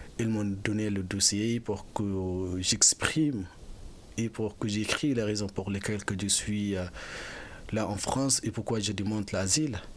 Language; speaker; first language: French; non-native, fluent; Arabic